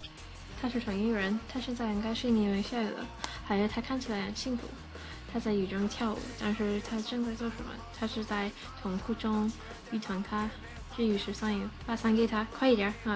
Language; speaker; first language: Chinese; non-native, learner; English